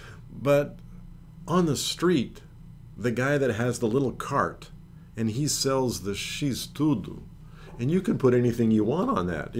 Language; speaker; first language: English; native; English